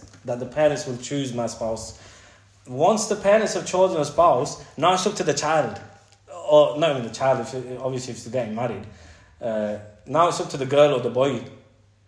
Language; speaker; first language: English; native; English